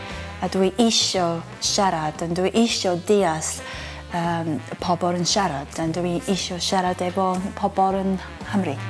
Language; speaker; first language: Welsh; non-native, learner; Japanese